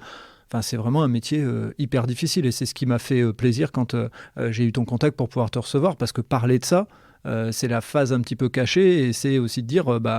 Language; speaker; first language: French; native; French